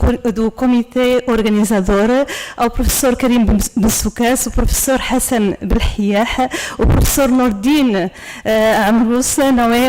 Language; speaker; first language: Portuguese; non-native, fluent; Arabic